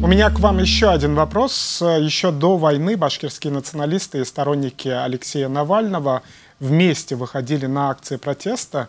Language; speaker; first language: Russian; native; Russian